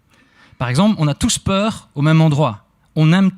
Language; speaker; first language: French; native; French